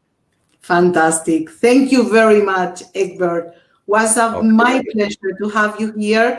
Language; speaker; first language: English; non-native, learner; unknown